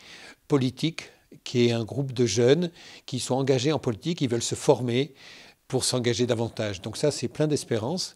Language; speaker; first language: French; native; French